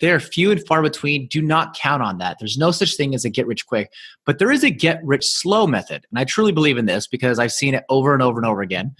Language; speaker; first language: English; native; English